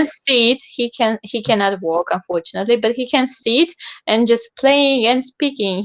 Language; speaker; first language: English; non-native, fluent; Georgian